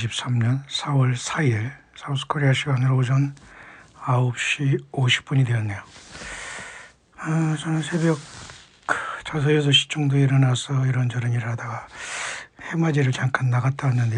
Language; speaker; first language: Korean; native; Korean